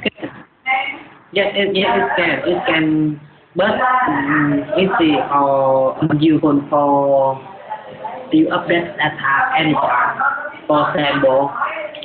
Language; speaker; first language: English; non-native, learner; Vietnamese